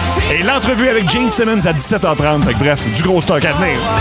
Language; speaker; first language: French; native; French